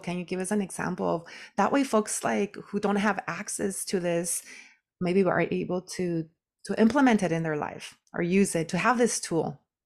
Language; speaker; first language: English; early bilingual, other home language; Spanish